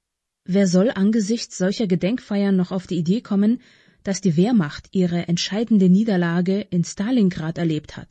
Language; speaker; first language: German; native; German